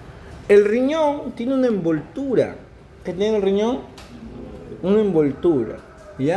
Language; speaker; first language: Spanish; native; Spanish